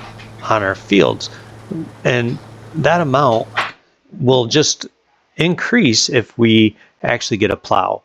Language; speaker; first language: English; native; English